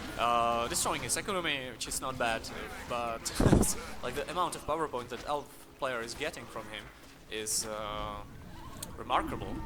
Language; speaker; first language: English; non-native, fluent; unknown